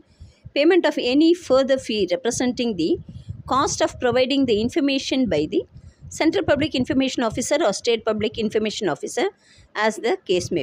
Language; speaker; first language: English; non-native, local second language; Tamil